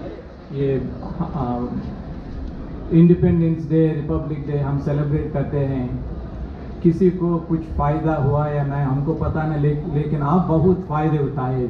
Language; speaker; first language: Hindi; non-native, local second language; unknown